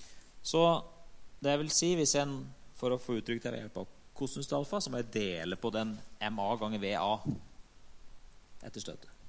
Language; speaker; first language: Norwegian; native; Norwegian